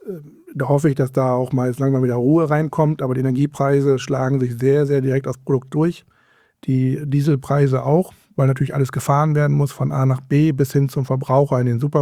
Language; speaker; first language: German; native; German